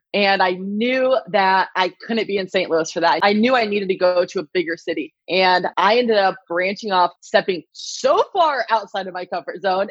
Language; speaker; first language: English; native; English